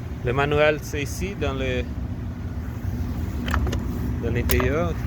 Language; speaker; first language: French; non-native, learner; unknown